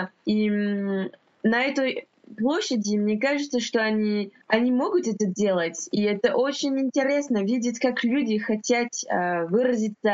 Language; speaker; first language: Russian; non-native, fluent; French